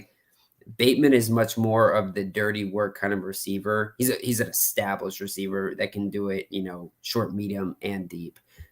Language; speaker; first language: English; native; English